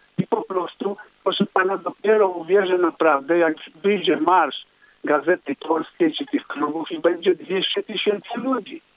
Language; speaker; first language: Polish; native; Polish